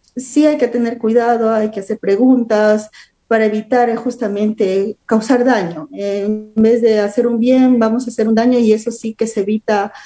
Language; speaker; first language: Spanish; native; Spanish